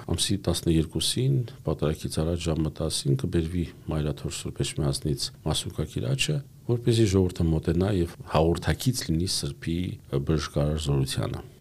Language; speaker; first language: Armenian; native; Armenian